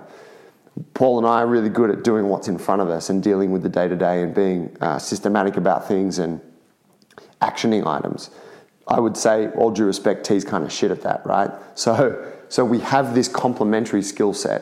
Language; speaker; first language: English; native; English